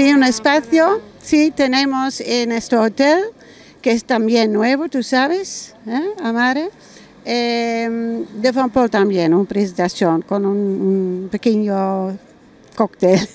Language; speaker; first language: Spanish; non-native, learner; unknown